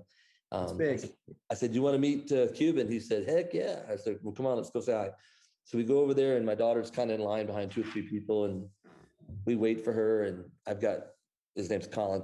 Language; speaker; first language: English; native; English